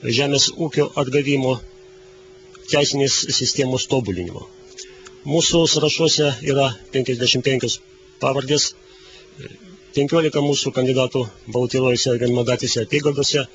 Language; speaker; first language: Lithuanian; non-native, local second language; Polish